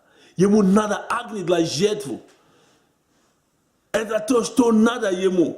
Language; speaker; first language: Russian; non-native, learner; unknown